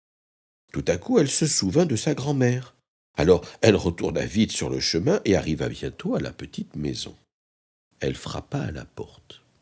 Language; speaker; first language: French; native; French